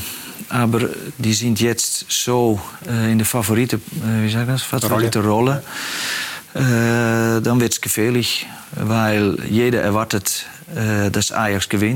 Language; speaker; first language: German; non-native, fluent; Dutch